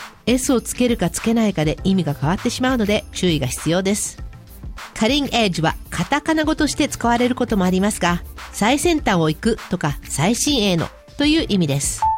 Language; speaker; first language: Japanese; native; Japanese